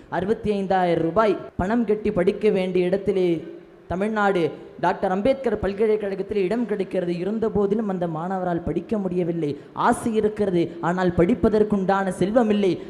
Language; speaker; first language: Tamil; non-native, local second language; Malayalam